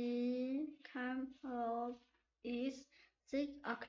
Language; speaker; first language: English; non-native, learner; Vietnamese